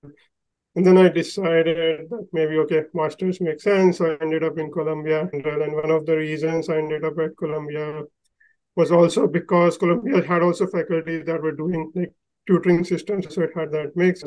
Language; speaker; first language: English; non-native, local second language; Hindi